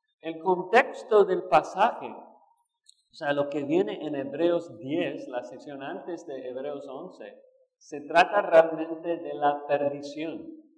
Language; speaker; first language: Spanish; non-native, fluent; English